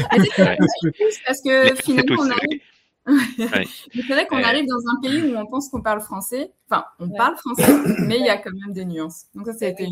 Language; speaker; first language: French; native; French